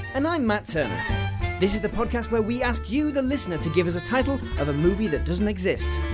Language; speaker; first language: English; native; English